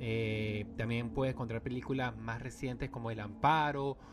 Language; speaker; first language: Spanish; native; Spanish